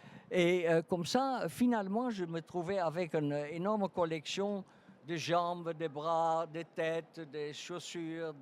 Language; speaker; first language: French; non-native, fluent; Dutch